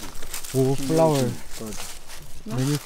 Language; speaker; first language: English; non-native, learner; Korean